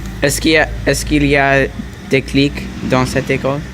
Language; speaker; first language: French; non-native, learner; English